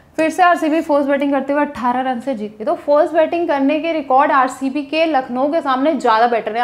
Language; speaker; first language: Hindi; native; Hindi